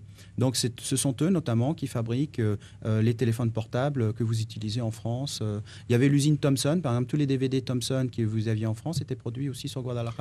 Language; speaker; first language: French; native; French